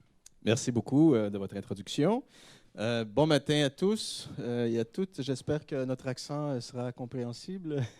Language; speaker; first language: French; native; French